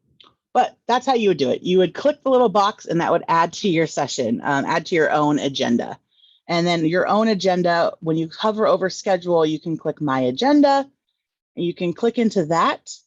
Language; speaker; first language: English; native; English